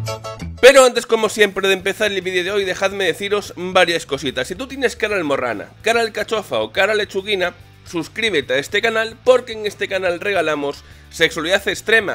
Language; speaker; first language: Spanish; native; Spanish